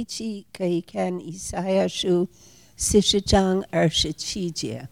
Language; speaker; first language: Chinese; non-native, fluent; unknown